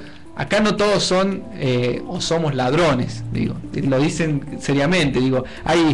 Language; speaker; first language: Spanish; native; Spanish